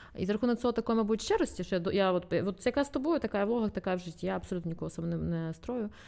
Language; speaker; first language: Ukrainian; non-native, local second language; Russian